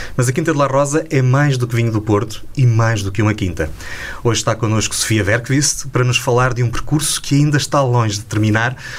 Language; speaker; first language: Portuguese; native; Portuguese